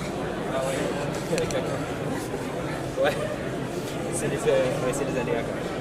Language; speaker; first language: French; native; French